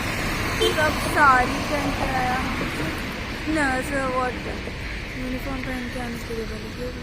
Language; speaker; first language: Hindi; non-native, local second language; Malayalam